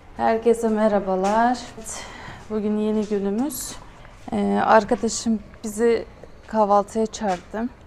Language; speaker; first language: Turkish; non-native, fluent; Russian